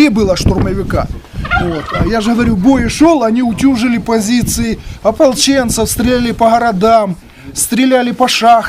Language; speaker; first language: Russian; native; Russian